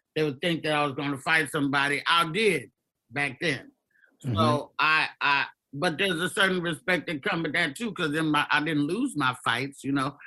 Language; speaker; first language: English; native; English